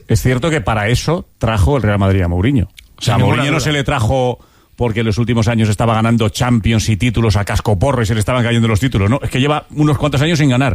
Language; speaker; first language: Spanish; native; Spanish